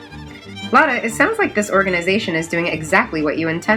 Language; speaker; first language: English; native; English